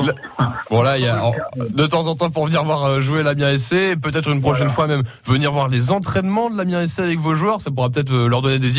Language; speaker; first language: French; native; French